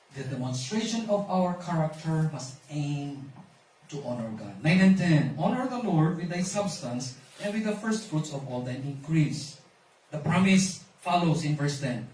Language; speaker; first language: English; non-native, local second language; Filipino